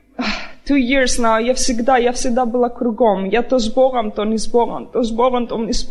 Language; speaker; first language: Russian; early bilingual, heritage; Russian